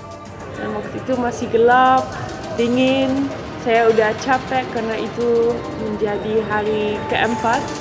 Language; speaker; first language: Indonesian; non-native, fluent; Dutch